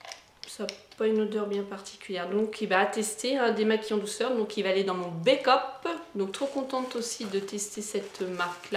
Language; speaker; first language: French; native; French